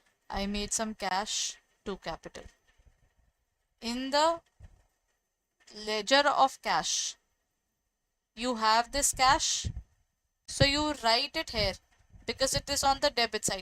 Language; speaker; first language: English; non-native, local second language; Hindi